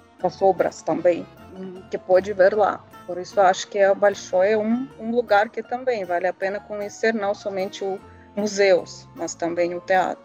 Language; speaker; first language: Portuguese; non-native, learner; Russian